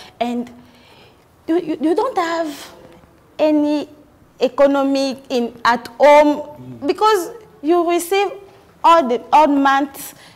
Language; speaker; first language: English; non-native, learner; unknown